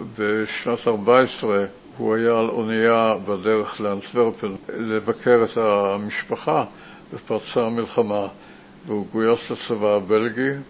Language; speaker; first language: Hebrew; native; Hebrew